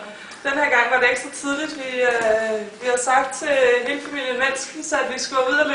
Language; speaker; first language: Danish; early bilingual, other home language; Polish